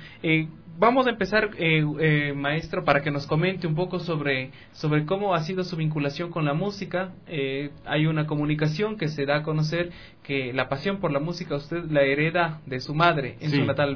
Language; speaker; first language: Spanish; native; Spanish